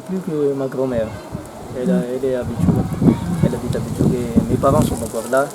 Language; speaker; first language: French; non-native, local second language; Malagasy